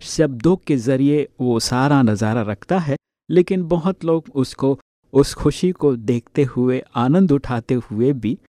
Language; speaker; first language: Hindi; native; Hindi